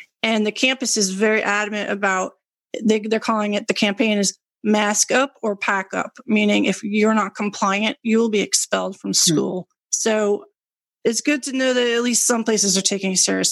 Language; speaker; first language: English; native; English